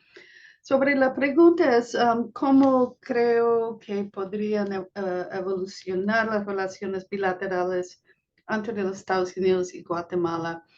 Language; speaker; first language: Spanish; non-native, fluent; English